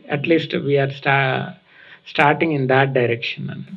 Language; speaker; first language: English; non-native, local second language; Telugu